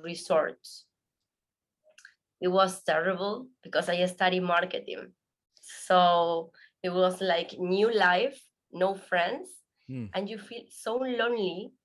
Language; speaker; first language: English; non-native, learner; Spanish